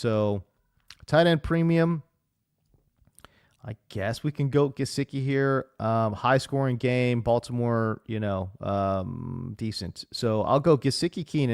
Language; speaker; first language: English; native; English